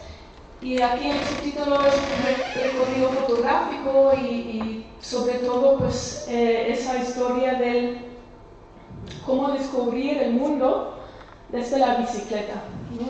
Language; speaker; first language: Spanish; non-native, fluent; German